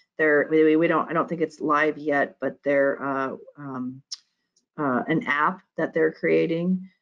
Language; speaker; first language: English; native; English